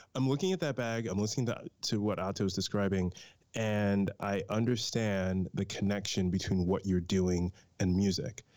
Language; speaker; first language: English; native; English